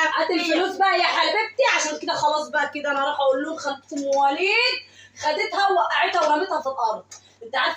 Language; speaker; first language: Arabic; native; Arabic